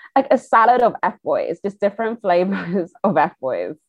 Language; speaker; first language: English; native; English